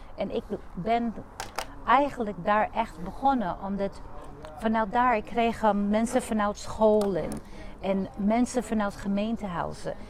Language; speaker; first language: Dutch; non-native, fluent; English